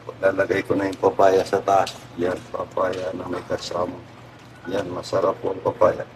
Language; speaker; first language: Filipino; non-native, local second language; Pampanga